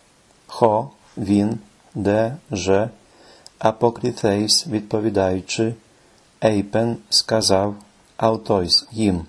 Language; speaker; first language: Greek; non-native, fluent; Ukrainian